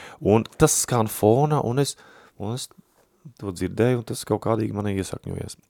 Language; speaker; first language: Latvian; native; Latvian